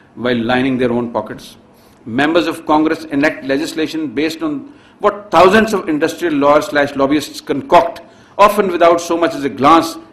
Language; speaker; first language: English; non-native, local second language; Urdu